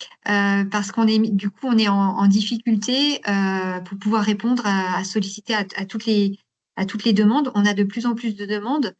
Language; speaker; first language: French; native; French